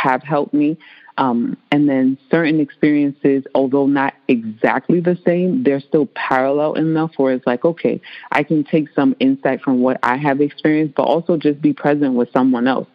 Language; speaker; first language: English; early bilingual, other home language; Spanish